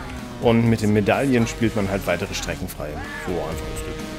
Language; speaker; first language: German; native; German